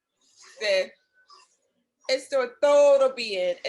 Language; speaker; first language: Spanish; non-native, learner; English